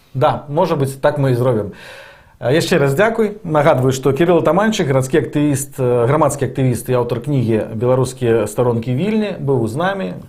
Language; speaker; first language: Belarusian; non-native, local second language; Russian